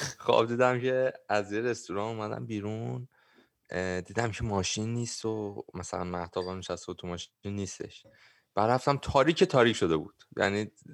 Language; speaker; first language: Persian; native; Persian